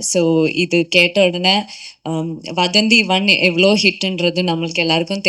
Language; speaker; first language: Tamil; non-native, local second language; Malayalam